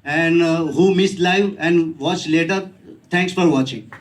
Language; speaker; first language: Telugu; non-native, learner; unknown